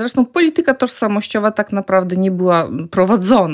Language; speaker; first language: Polish; non-native, fluent; Ukrainian